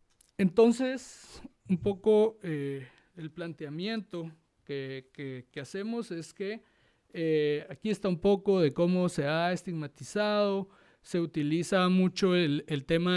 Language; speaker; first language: Spanish; native; Spanish